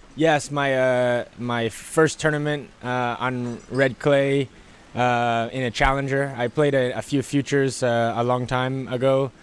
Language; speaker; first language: English; native; English